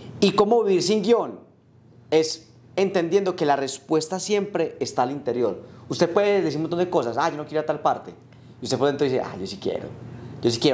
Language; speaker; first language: Spanish; native; Spanish